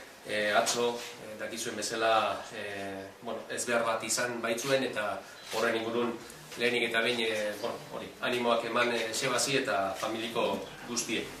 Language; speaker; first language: Basque; native; Basque